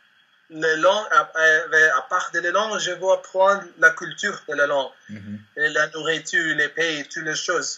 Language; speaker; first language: French; non-native, learner; Spanish